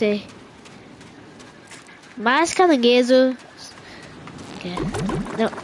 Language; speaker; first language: Portuguese; early bilingual, heritage; Portuguese